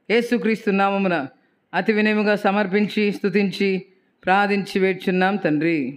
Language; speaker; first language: Telugu; native; Telugu